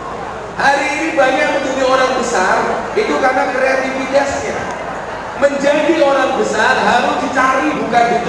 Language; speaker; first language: Indonesian; non-native, local second language; Javanese